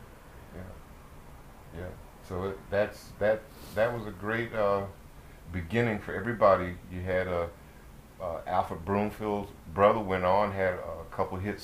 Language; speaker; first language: English; native; English